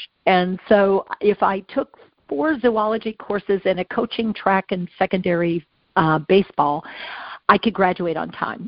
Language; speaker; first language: English; native; English